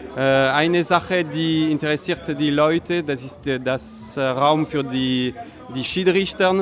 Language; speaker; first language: German; non-native, local second language; French